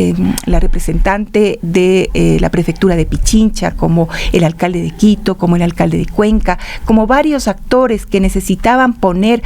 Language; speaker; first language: Spanish; native; Spanish